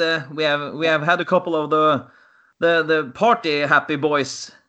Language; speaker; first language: English; non-native, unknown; Norwegian